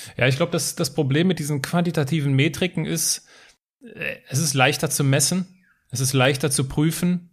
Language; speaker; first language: German; native; German